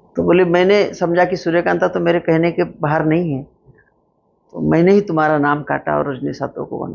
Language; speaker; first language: Hindi; non-native, local second language; Marathi